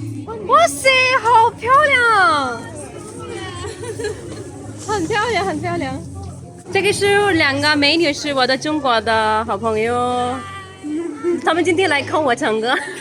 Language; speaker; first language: Chinese; non-native, learner; Urdu